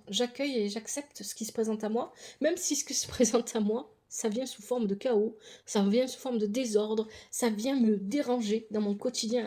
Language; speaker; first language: French; native; French